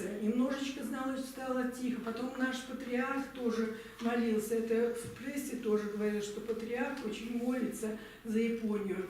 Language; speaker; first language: Russian; native; Russian